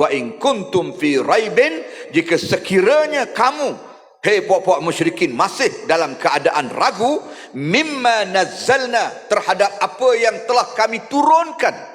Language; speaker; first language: Malay; native; Malay